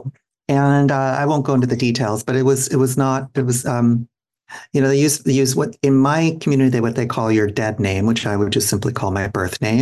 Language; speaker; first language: English; native; English